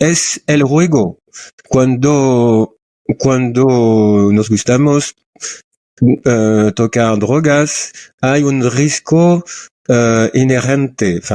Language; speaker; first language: Spanish; non-native, learner; French